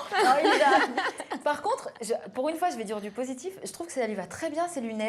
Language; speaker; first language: French; native; French